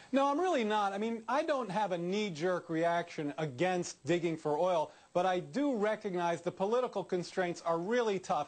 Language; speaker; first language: English; native; English